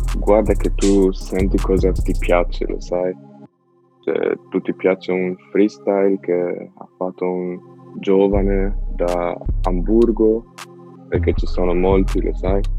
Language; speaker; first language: Italian; non-native, learner; Albanian